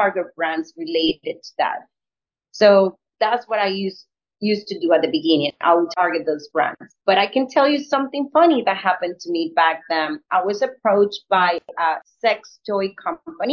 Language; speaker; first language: English; non-native, fluent; Spanish